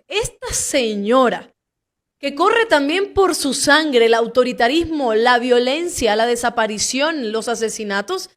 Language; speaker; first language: Spanish; native; Spanish